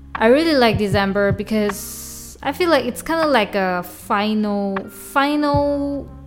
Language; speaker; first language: English; non-native, local second language; Chinese